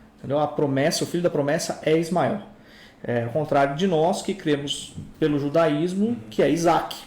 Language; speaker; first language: Portuguese; native; Portuguese